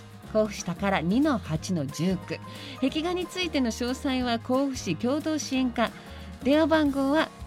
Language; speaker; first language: Japanese; native; Japanese